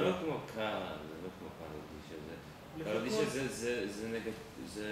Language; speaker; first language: Hebrew; non-native, learner; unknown